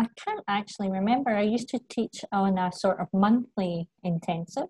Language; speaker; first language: English; native; English